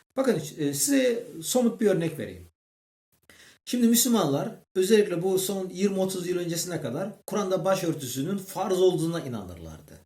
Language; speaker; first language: Turkish; early bilingual, heritage; Turkish